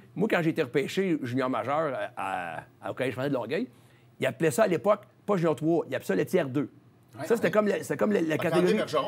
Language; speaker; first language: French; native; French